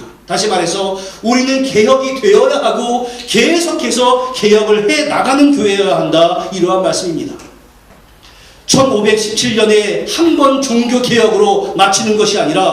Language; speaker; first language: Korean; native; Korean